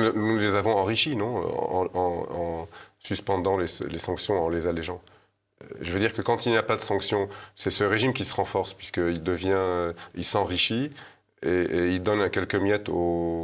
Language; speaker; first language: French; native; French